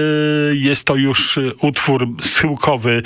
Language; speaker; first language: Polish; native; Polish